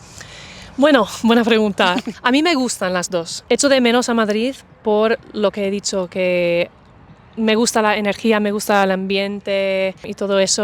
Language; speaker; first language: Spanish; non-native, fluent; English